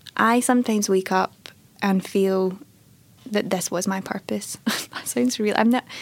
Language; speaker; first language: English; native; English